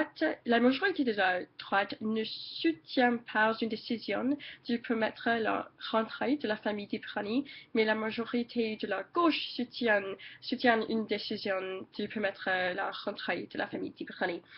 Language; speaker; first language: French; non-native, learner; English